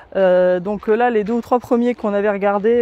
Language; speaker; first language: French; native; French